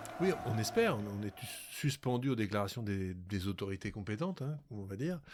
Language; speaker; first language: French; native; French